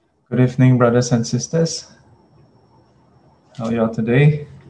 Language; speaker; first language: English; non-native, local second language; Chinese